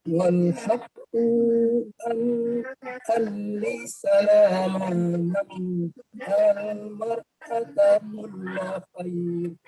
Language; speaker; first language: Arabic; non-native, learner; Indonesian